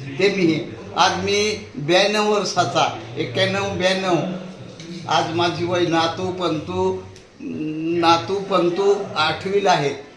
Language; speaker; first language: Marathi; non-native, local second language; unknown